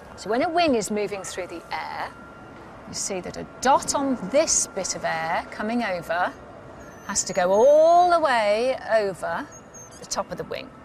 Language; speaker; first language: English; native; English